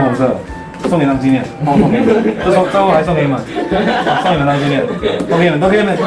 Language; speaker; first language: Chinese; native; Chinese